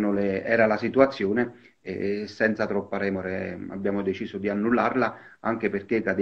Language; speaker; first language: Italian; native; Italian